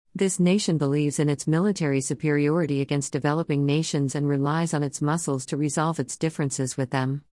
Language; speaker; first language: English; non-native, fluent; Persian